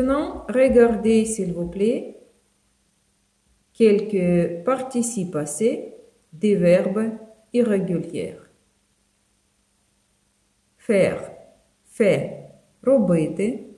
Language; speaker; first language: French; non-native, fluent; Ukrainian